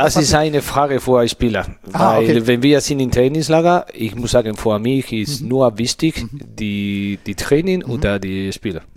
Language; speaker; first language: German; non-native, learner; Spanish